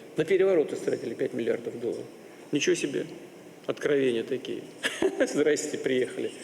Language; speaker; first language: Russian; native; Russian